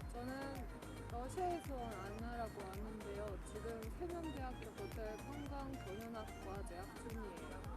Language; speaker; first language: Korean; non-native, learner; Russian